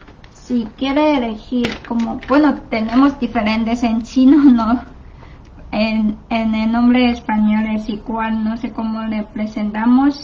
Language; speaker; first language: Spanish; non-native, learner; Chinese